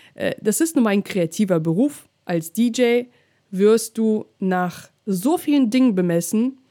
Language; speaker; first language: German; non-native, fluent; Russian